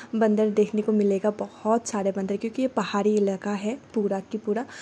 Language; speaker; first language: Hindi; non-native, local second language; Assamese